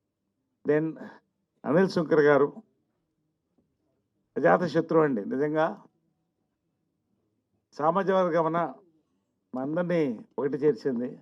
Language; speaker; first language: Telugu; native; Telugu